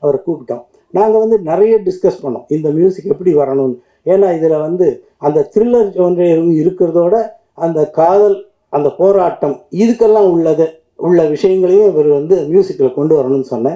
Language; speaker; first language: Tamil; native; Tamil